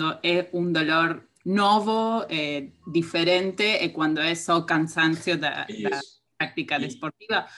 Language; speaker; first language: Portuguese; non-native, fluent; Spanish